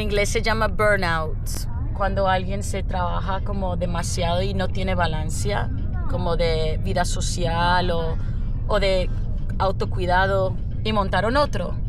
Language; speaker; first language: Spanish; early bilingual, heritage; English